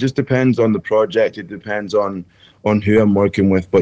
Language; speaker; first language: English; native; English